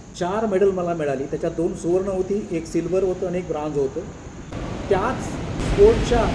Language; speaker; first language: Marathi; native; Marathi